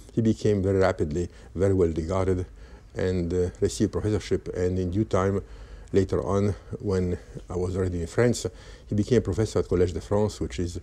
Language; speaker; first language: English; non-native, fluent; Polish